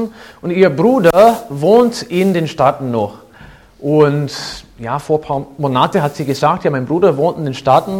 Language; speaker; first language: German; non-native, fluent; English